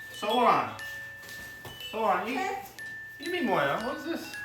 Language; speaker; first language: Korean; non-native, learner; English